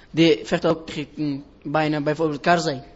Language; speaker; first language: Dutch; non-native, learner; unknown